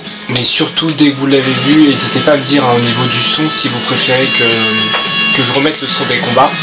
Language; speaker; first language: French; native; French